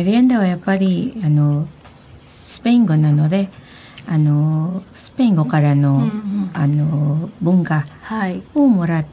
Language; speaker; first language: Japanese; non-native, fluent; Filipino